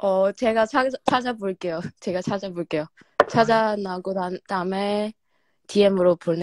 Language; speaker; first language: Korean; non-native, fluent; Chinese